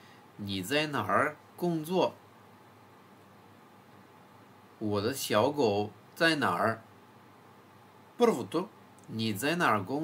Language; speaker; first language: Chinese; non-native, fluent; Bulgarian